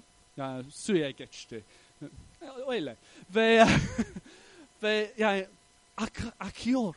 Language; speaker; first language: Turkish; non-native, fluent; English